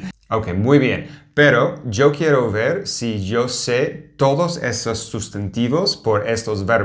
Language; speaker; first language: Spanish; non-native, fluent; English